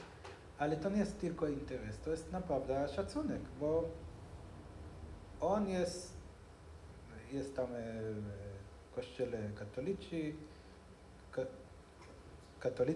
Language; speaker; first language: Polish; non-native, learner; Hebrew